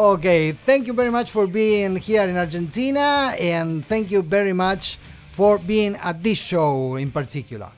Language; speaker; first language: English; non-native, fluent; Spanish